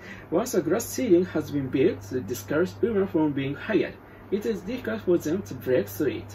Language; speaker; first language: English; non-native, fluent; Japanese